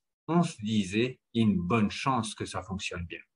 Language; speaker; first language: French; native; French